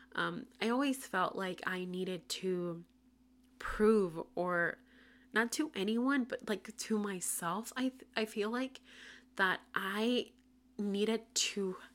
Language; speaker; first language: English; non-native, fluent; Spanish